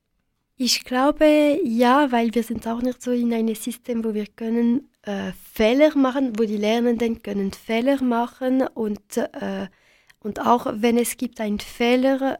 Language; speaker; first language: German; non-native, local second language; French